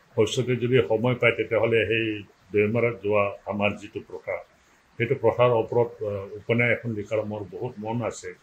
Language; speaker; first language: Assamese; non-native, local second language; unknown